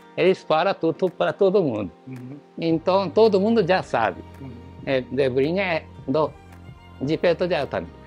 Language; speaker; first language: Portuguese; non-native, learner; Japanese